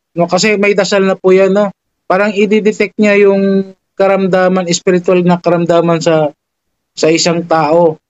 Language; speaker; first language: Filipino; non-native, local second language; Cebuano